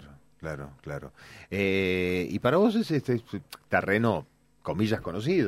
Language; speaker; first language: Spanish; native; Spanish